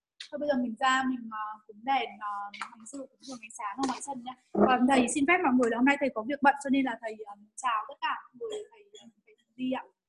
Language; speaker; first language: Vietnamese; native; Vietnamese